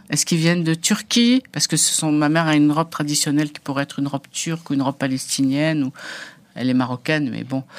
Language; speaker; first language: French; early bilingual, other home language; Arabic